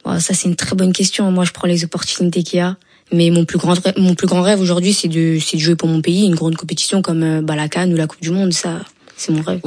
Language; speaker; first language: French; early bilingual, other home language; Wolof